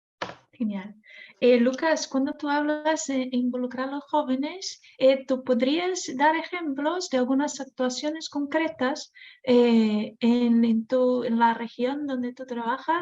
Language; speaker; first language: Spanish; non-native, fluent; Portuguese